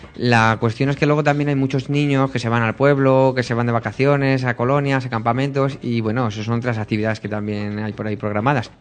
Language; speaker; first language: Spanish; native; Spanish